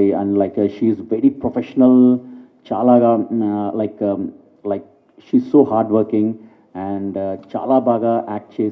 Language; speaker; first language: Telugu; early bilingual, heritage; English